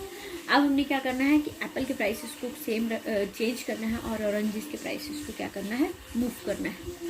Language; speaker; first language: Hindi; native; Hindi